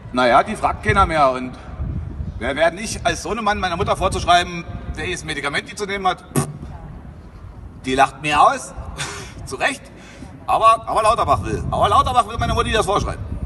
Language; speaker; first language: German; native; German